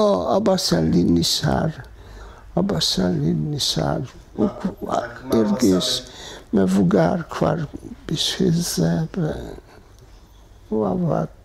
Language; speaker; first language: Hebrew; non-native, fluent; Hungarian